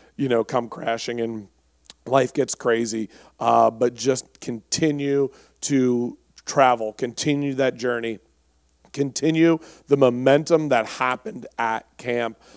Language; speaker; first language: English; native; English